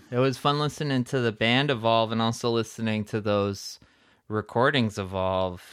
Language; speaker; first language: English; native; English